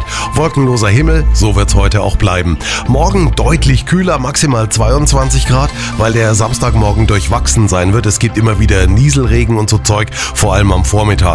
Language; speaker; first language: German; native; German